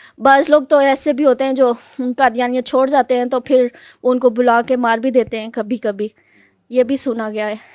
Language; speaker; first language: Urdu; native; Urdu